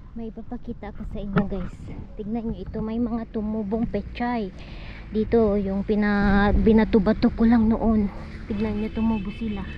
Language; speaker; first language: Filipino; native; Filipino